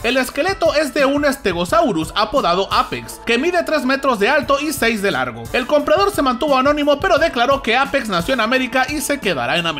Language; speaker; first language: Spanish; native; Spanish